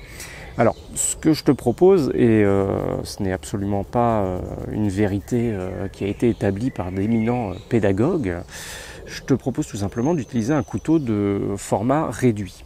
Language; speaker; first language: French; native; French